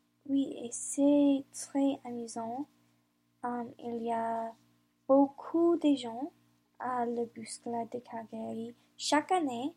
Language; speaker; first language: French; non-native, learner; English